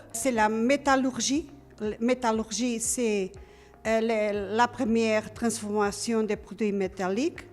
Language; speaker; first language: French; non-native, learner; Portuguese